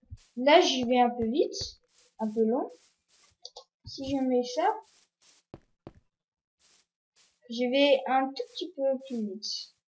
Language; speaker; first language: French; non-native, learner; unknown